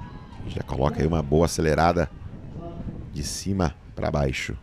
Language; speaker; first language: Portuguese; native; Portuguese